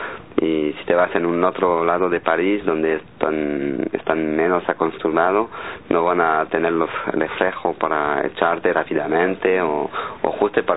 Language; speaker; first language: Spanish; non-native, fluent; French